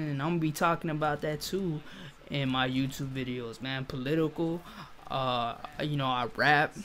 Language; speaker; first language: English; native; English